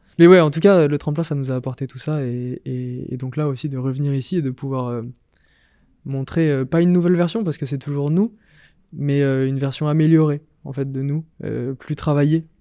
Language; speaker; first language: French; native; French